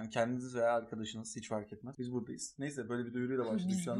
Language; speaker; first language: Turkish; native; Turkish